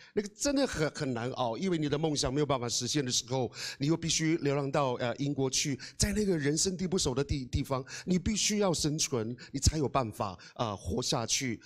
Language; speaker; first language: Chinese; non-native, local second language; Amis